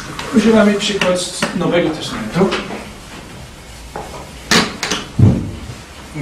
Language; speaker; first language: Polish; non-native, fluent; English